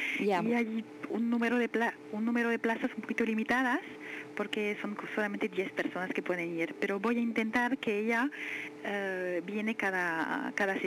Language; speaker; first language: Spanish; non-native, fluent; French